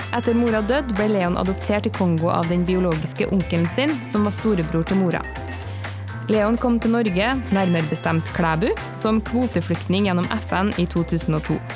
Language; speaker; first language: Norwegian; native; Norwegian